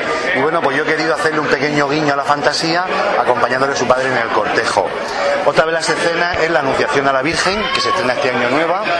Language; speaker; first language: Spanish; native; Spanish